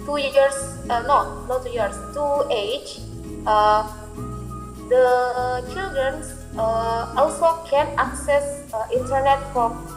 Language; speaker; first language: English; non-native, learner; Indonesian